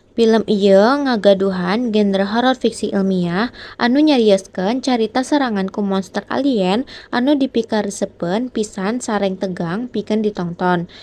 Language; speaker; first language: Sundanese; non-native, local second language; Indonesian